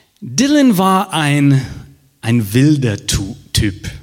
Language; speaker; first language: German; non-native, fluent; English